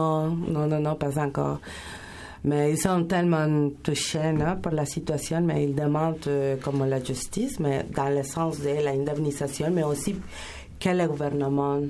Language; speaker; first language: French; non-native, fluent; Spanish